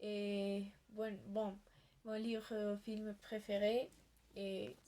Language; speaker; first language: French; non-native, learner; Spanish